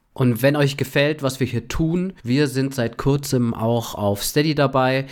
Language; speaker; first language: German; native; German